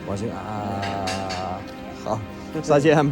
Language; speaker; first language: Chinese; non-native, learner; English